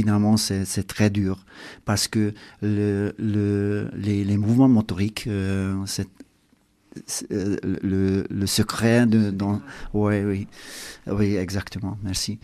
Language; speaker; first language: French; non-native, learner; Hungarian